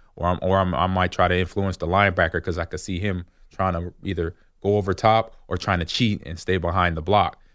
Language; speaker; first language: English; native; English